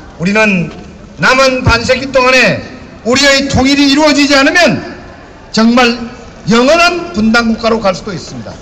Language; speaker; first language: Korean; native; Korean